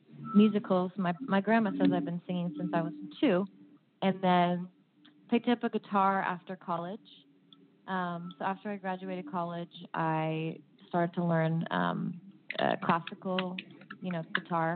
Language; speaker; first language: English; native; English